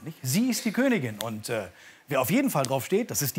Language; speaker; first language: German; native; German